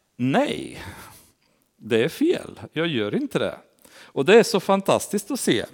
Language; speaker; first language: Swedish; non-native, fluent; Romanian